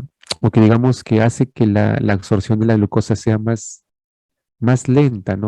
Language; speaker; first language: Spanish; native; Spanish